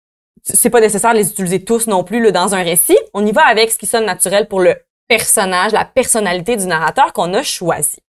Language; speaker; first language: French; native; French